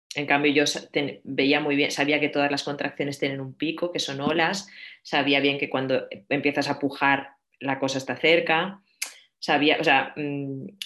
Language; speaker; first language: Spanish; native; Spanish